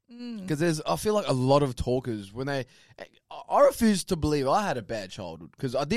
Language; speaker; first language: English; native; English